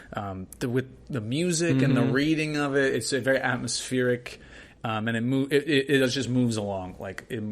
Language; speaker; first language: English; native; English